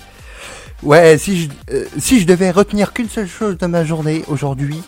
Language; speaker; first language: French; native; French